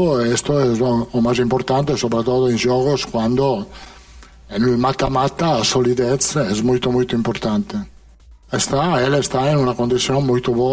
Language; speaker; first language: Portuguese; non-native, learner; Italian